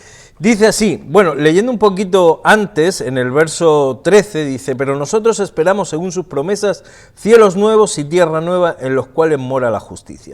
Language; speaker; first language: Spanish; native; Spanish